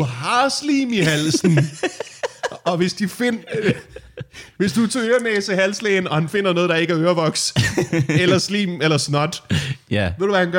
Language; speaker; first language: Danish; native; Danish